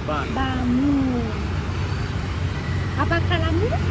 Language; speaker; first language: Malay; non-native, learner; Thai